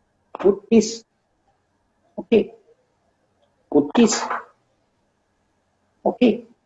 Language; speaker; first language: English; non-native, learner; Romanian